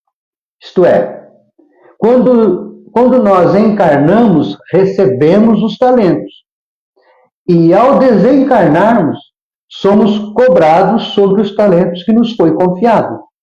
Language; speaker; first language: Portuguese; native; Portuguese